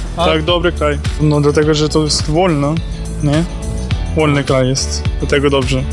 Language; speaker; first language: Polish; non-native, learner; Ukrainian